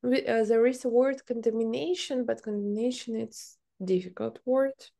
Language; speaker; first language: English; non-native, fluent; Ukrainian